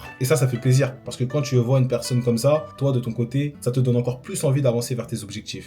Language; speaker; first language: French; native; French